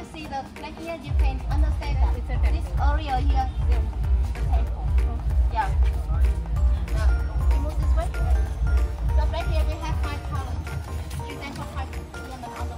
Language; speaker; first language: English; non-native, fluent; Vietnamese